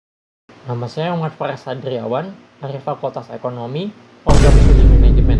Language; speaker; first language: Indonesian; native; Indonesian